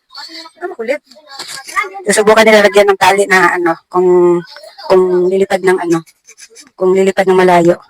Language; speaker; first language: Filipino; non-native, local second language; Cebuano